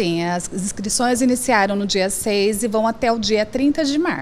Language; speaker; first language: Portuguese; native; Portuguese